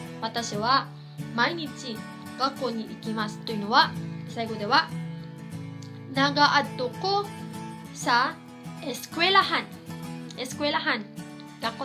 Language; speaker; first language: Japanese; non-native, fluent; Cebuano